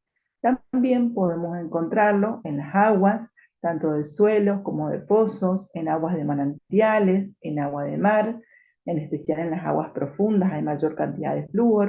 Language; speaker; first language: Spanish; native; Spanish